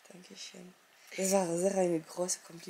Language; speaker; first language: German; non-native, learner; French